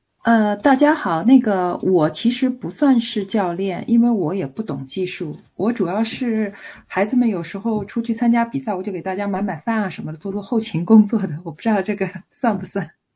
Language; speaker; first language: Chinese; native; Chinese